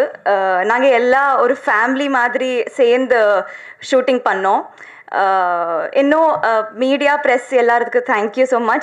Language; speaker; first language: Tamil; non-native, learner; Telugu